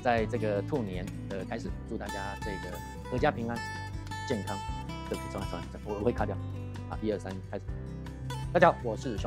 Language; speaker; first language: Chinese; native; Chinese